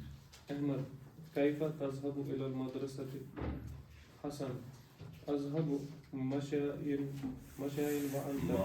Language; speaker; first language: Arabic; non-native, learner; Urdu